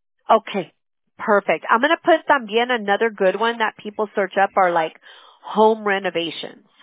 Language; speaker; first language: English; early bilingual, other home language; Spanish